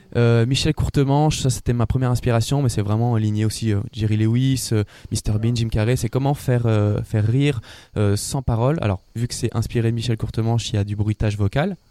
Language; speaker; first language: French; native; French